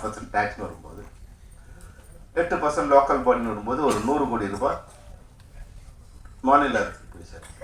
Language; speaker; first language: Tamil; native; Tamil